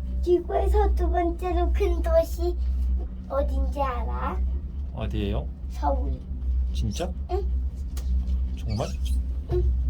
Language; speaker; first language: Korean; early bilingual, heritage; Korean